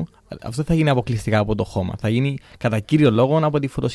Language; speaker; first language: Greek; native; Greek